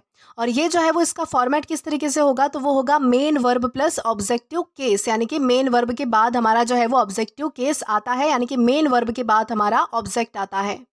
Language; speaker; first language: Hindi; native; Hindi